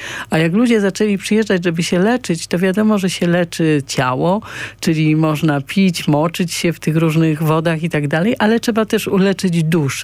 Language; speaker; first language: Polish; native; Polish